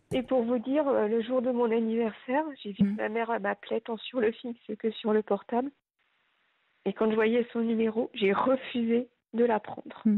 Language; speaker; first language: French; native; French